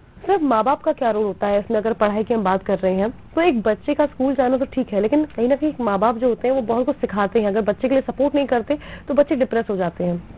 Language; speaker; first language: Hindi; native; Hindi